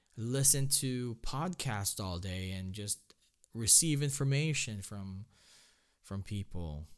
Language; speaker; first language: English; non-native, local second language; Filipino